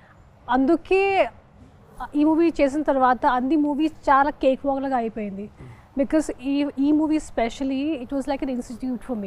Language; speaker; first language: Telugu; non-native, fluent; Hindi